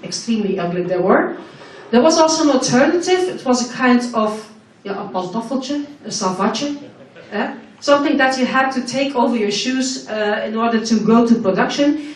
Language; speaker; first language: English; non-native, fluent; Dutch